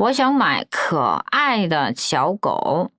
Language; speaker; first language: Chinese; non-native, fluent; Korean